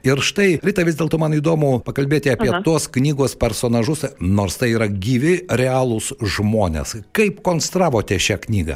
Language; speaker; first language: Lithuanian; native; Lithuanian